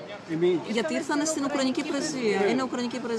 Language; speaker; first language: Greek; non-native, fluent; Ukrainian